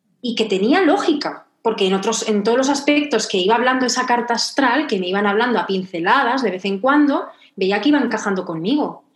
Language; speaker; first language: Spanish; native; Spanish